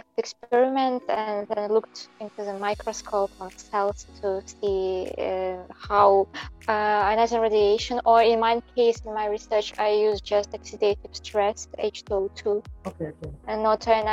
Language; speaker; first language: English; non-native, fluent; Belarusian